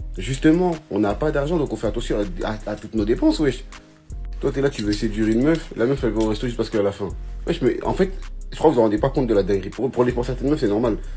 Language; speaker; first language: French; native; French